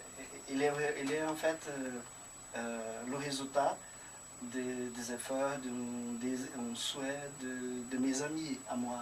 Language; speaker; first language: French; non-native, fluent; Portuguese